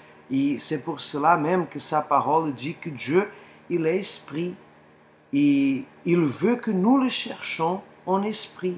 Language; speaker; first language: French; non-native, fluent; Portuguese